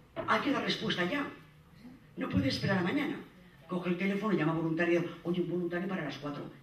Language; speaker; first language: Spanish; native; Spanish